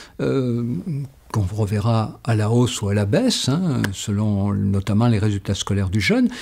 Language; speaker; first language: French; native; French